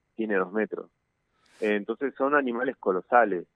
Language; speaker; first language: Spanish; native; Spanish